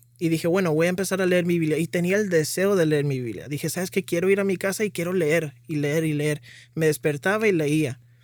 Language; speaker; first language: Spanish; early bilingual, heritage; Spanish